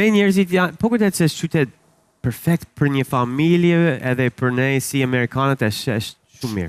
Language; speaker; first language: Albanian; non-native, learner; English